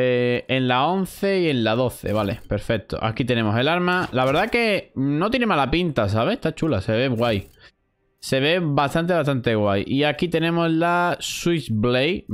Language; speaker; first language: Spanish; native; Spanish